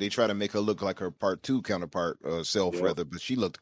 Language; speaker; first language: English; native; English